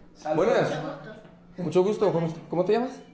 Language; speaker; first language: Spanish; non-native, learner; French